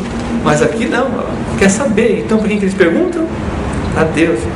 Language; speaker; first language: Portuguese; native; Portuguese